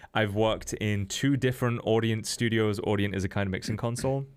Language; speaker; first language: English; native; English